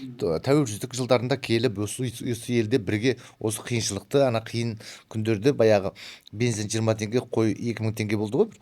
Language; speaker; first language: Kazakh; native; Kazakh